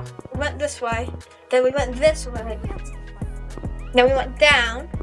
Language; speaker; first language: English; native; English